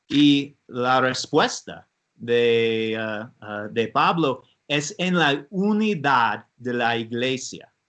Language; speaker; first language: Spanish; non-native, learner; English